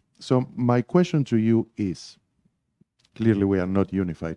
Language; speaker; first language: English; non-native, fluent; Spanish